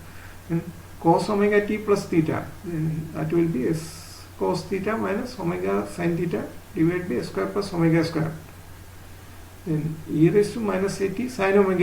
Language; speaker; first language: English; non-native, local second language; Malayalam